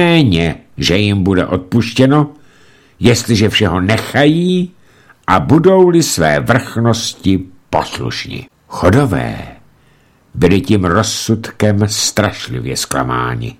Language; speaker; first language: Czech; native; Czech